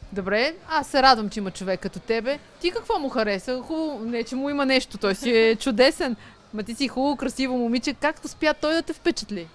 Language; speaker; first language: Bulgarian; native; Bulgarian